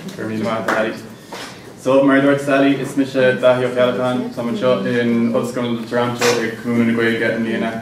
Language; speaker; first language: Irish; native; Irish